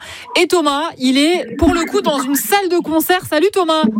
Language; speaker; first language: French; native; French